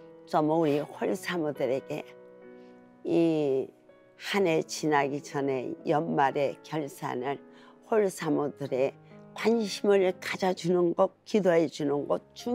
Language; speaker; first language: Korean; native; Korean